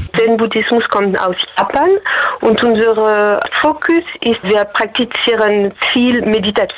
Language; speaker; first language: German; non-native, fluent; French